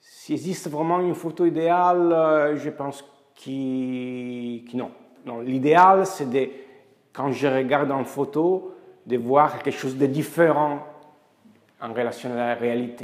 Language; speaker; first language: French; non-native, fluent; Italian